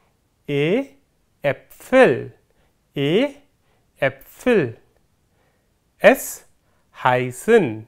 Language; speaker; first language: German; non-native, fluent; Hindi